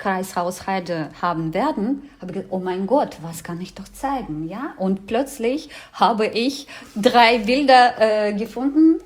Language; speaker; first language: German; non-native, fluent; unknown